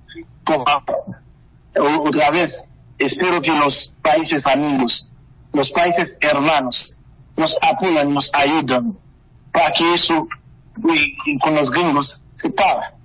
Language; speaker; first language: Spanish; non-native, fluent; Haitian Creole